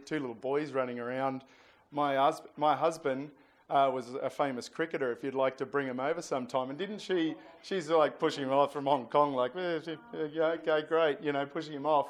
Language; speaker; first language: English; native; English